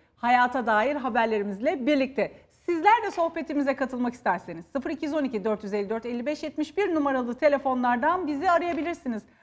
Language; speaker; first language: Turkish; native; Turkish